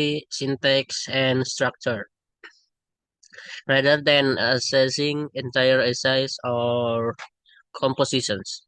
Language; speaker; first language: English; non-native, learner; Indonesian